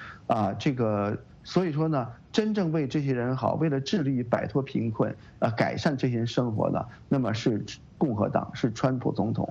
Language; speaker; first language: Chinese; native; Chinese